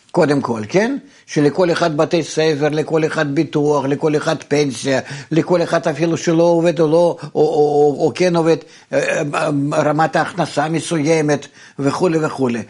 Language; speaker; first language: Hebrew; non-native, fluent; Russian